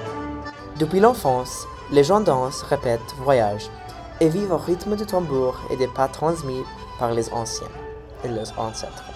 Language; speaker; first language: French; native; French